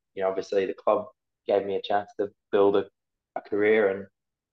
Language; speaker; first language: English; native; English